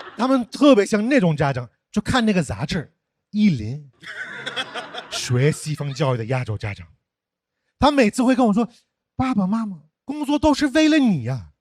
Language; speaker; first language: Chinese; non-native, fluent; English